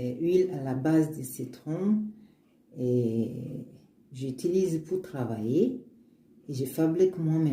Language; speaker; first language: French; non-native, learner; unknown